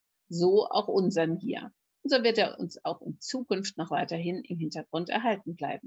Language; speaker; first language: German; native; German